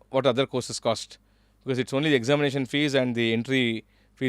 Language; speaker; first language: English; non-native, local second language; Kannada